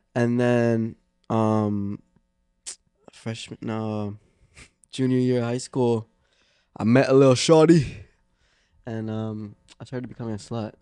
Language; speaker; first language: English; native; English